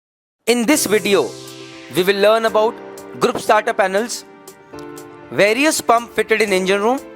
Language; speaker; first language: English; non-native, local second language; Hindi